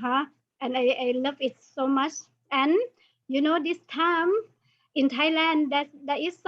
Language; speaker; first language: English; non-native, learner; Thai